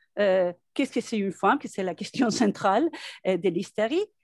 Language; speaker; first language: French; non-native, fluent; Spanish